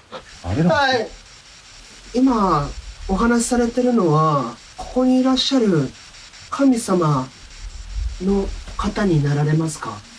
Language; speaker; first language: Japanese; native; Japanese